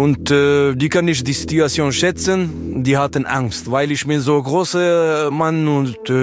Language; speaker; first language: German; non-native, learner; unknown